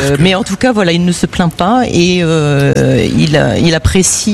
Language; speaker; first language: French; native; French